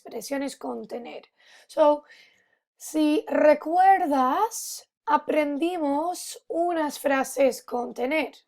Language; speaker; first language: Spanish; non-native, fluent; English